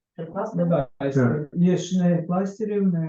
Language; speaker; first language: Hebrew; non-native, learner; Russian